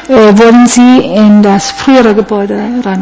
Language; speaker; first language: German; non-native, fluent; Italian